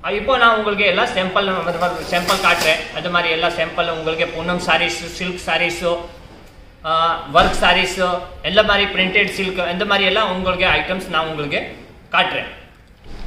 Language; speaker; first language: Tamil; non-native, learner; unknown